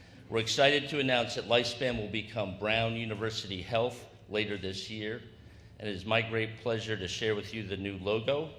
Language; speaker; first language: English; native; English